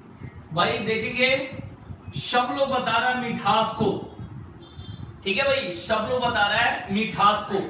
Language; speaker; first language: Hindi; native; Hindi